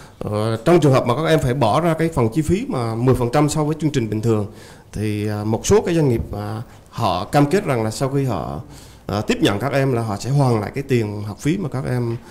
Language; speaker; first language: Vietnamese; native; Vietnamese